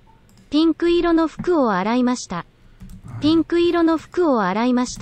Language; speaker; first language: Japanese; non-native, learner; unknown